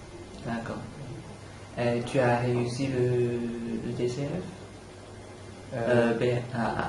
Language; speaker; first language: French; non-native, learner; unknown